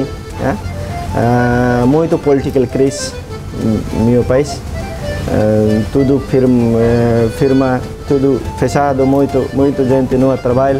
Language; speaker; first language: Portuguese; non-native, learner; Nepali